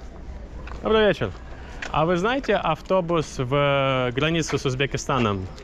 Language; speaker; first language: Russian; non-native, learner; English